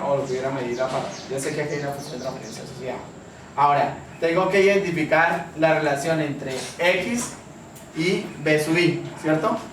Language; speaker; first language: Spanish; native; Spanish